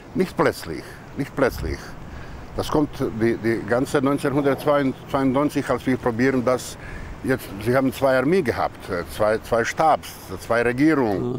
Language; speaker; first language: German; non-native, fluent; Croatian